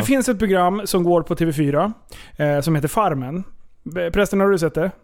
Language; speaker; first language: Swedish; native; Swedish